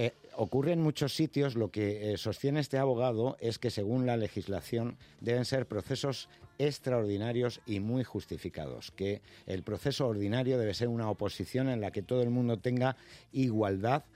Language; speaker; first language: Spanish; native; Spanish